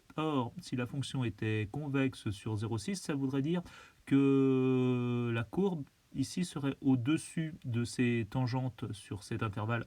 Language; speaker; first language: French; native; French